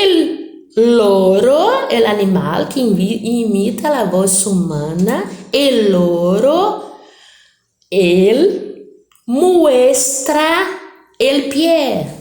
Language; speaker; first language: Spanish; non-native, fluent; Portuguese